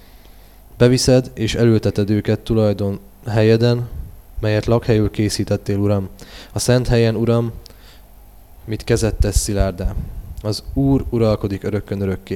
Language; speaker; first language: Hungarian; native; Hungarian